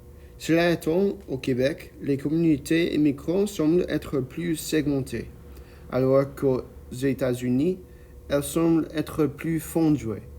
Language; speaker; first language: French; non-native, learner; English